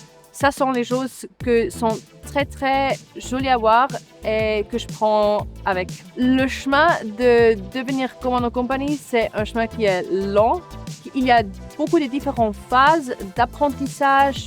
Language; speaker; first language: French; non-native, local second language; German